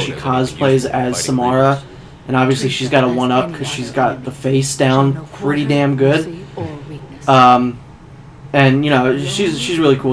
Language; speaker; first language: English; native; English